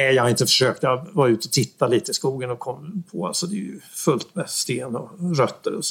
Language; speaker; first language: Swedish; native; Swedish